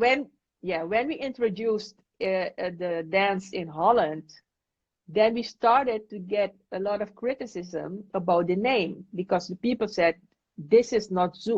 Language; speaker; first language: English; non-native, fluent; Dutch